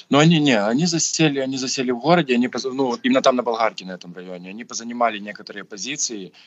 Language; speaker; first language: Russian; native; Russian